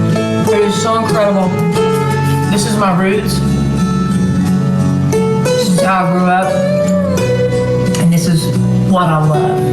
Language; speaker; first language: English; native; English